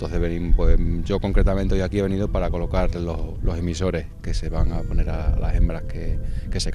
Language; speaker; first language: Spanish; native; Spanish